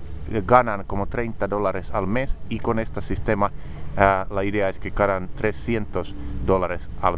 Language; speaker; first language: Spanish; non-native, fluent; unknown